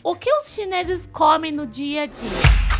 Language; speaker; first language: Portuguese; non-native, fluent; Chinese